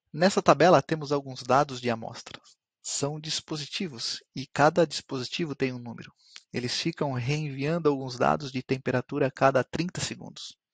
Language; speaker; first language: Portuguese; native; Portuguese